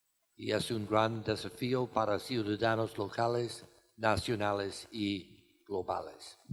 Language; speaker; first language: Spanish; non-native, fluent; English